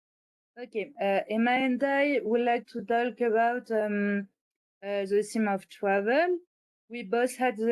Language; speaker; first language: English; non-native, learner; French